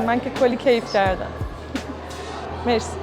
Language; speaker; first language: Persian; native; Persian